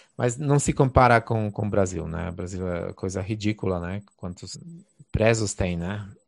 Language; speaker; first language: Portuguese; non-native, fluent; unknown